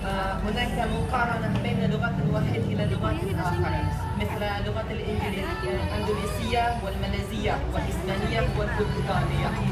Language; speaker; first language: Arabic; non-native, learner; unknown